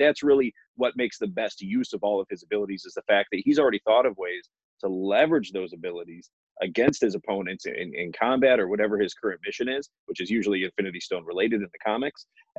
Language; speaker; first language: English; native; English